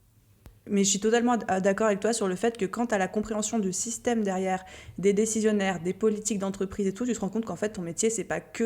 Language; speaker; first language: French; native; French